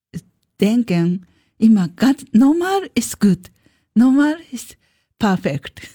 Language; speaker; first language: German; non-native, learner; Japanese